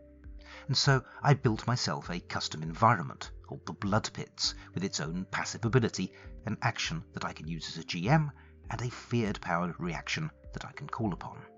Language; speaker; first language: English; native; English